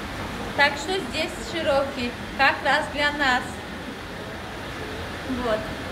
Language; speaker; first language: Russian; non-native, local second language; Tajik